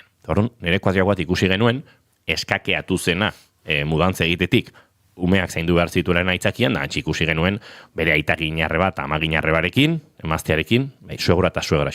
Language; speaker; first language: Basque; native; Basque